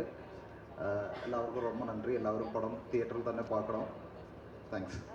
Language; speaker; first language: Tamil; non-native, learner; Malayalam